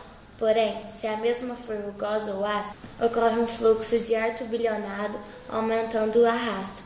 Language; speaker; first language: Portuguese; native; Portuguese